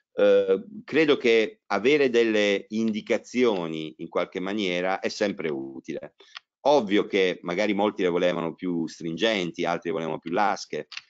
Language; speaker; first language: Italian; native; Italian